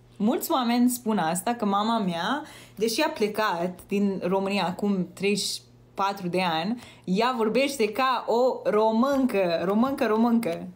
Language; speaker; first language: Romanian; early bilingual, heritage; Romanian